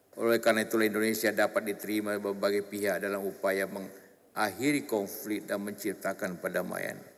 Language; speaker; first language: Indonesian; non-native, local second language; Buginese